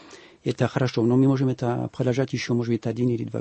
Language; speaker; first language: Russian; non-native, fluent; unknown